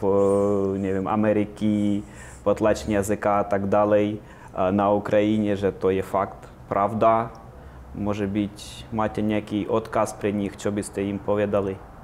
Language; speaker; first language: Slovak; non-native, fluent; Ukrainian